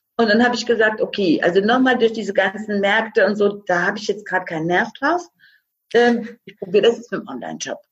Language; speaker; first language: German; non-native, fluent; Croatian